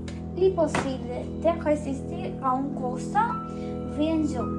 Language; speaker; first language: French; non-native, learner; Spanish